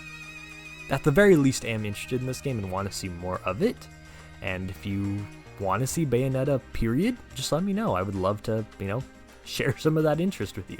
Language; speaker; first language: English; native; English